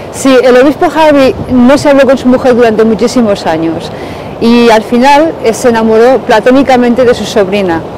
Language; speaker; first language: Spanish; native; Spanish